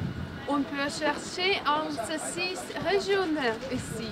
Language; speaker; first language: French; non-native, learner; German